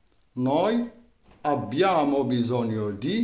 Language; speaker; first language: Italian; non-native, fluent; Arabic